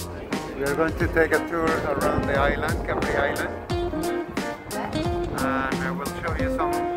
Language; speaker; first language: English; non-native, fluent; Spanish